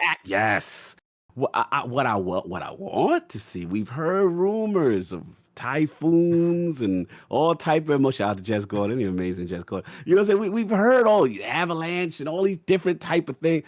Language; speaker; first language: English; native; English